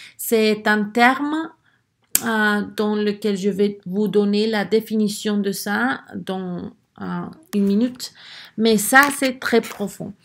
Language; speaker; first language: French; non-native, learner; Spanish